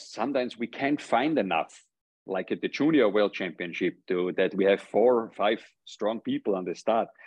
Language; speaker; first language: English; non-native, fluent; German